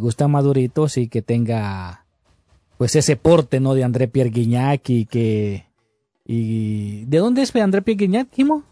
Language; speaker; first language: Spanish; native; Spanish